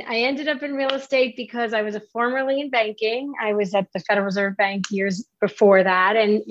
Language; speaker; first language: English; native; English